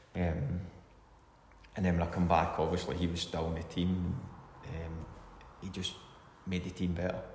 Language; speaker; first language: English; native; English